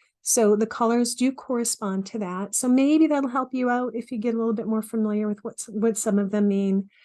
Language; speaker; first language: English; native; English